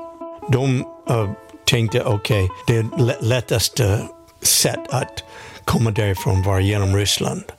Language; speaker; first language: Swedish; non-native, fluent; English